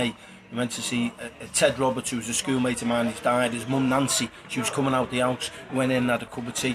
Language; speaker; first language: English; native; English